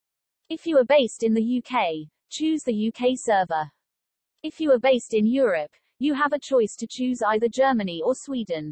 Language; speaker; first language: English; native; English